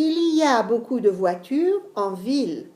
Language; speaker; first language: French; non-native, fluent; English